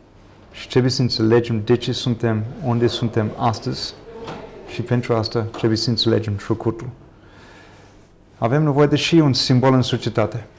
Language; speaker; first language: Romanian; non-native, fluent; English